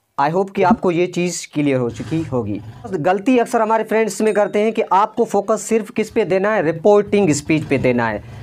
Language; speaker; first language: Urdu; non-native, local second language; Sindhi